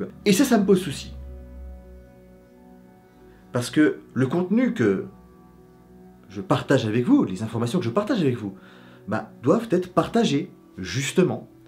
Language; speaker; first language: French; native; French